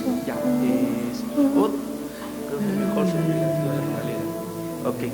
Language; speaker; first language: Spanish; native; Spanish